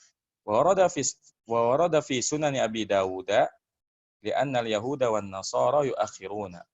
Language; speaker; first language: Arabic; non-native, fluent; Indonesian